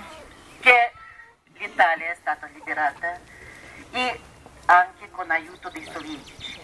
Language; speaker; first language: Italian; non-native, fluent; Russian